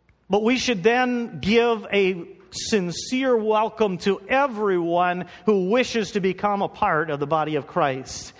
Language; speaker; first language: English; native; English